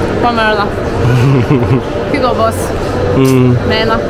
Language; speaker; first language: Chinese; non-native, learner; Russian